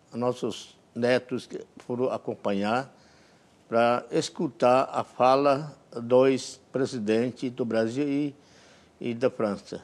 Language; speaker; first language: Portuguese; non-native, local second language; Yanomámi